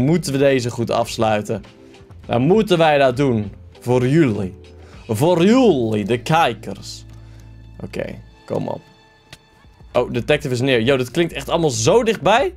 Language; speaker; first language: Dutch; native; Dutch